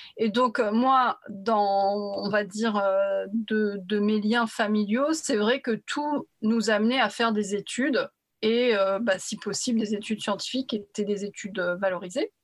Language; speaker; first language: French; early bilingual, other home language; Arabic